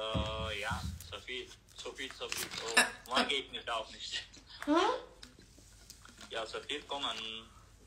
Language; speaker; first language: German; non-native, learner; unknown